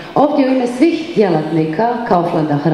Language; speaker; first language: Croatian; native; Croatian